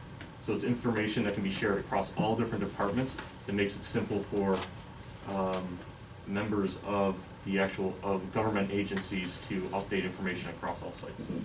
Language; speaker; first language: English; native; English